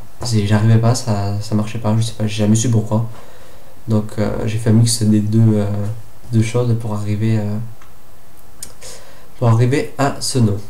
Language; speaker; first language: French; native; French